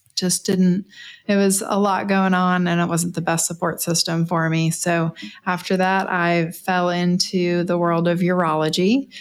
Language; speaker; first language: English; native; English